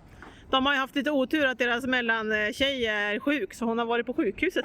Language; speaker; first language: Swedish; native; Swedish